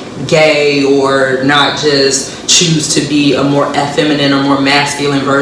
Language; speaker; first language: English; native; English